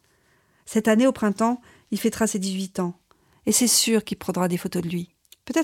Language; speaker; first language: French; native; French